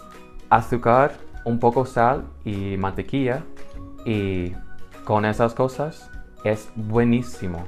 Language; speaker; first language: Spanish; non-native, fluent; English